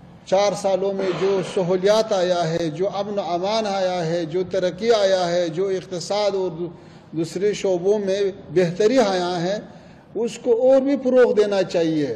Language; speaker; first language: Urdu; non-native, fluent; Pashto